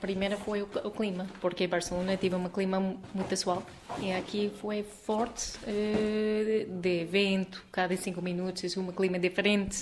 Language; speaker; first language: Portuguese; non-native, learner; English